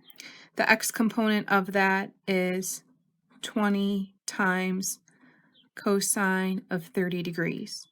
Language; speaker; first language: English; native; English